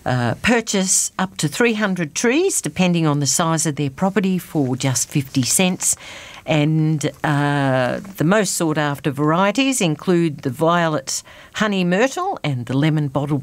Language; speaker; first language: English; native; English